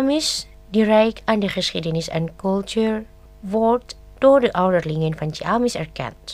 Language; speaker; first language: Dutch; non-native, fluent; Indonesian